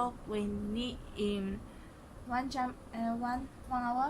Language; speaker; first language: English; non-native, local second language; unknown